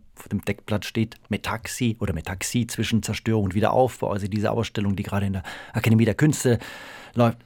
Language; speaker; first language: German; native; German